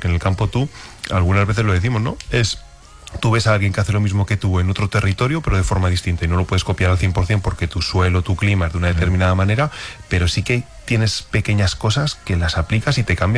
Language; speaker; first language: Spanish; native; Spanish